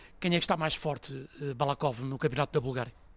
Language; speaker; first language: Portuguese; native; Portuguese